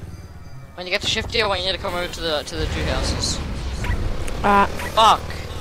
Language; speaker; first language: English; native; English